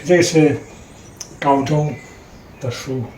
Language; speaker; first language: Chinese; non-native, fluent; Italian